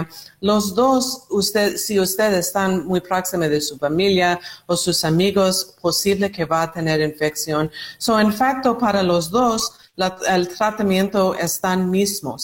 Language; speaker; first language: Spanish; non-native, learner; English